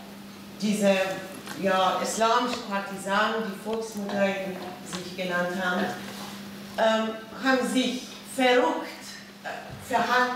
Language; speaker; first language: German; non-native, fluent; Persian